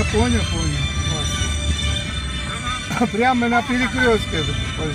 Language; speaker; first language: Russian; non-native, local second language; Uzbek